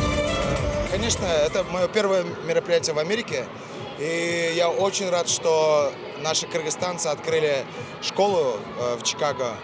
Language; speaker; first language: Russian; non-native, local second language; Kyrgyz